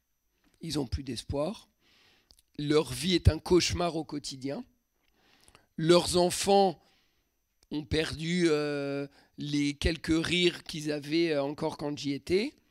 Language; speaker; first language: French; native; French